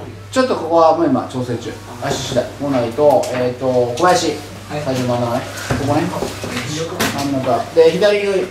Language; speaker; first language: Japanese; native; Japanese